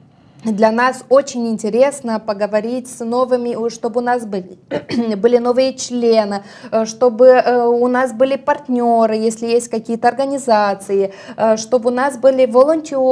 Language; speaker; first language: Russian; non-native, local second language; Romanian